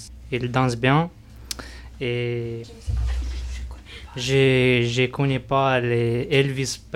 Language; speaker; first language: French; non-native, learner; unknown